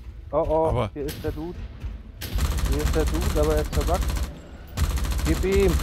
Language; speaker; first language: German; native; German